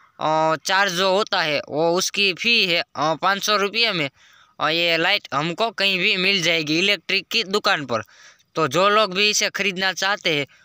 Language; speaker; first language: Hindi; non-native, local second language; Gujarati